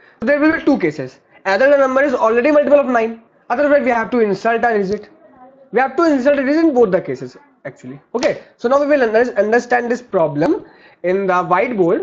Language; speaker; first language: English; non-native, local second language; Hindi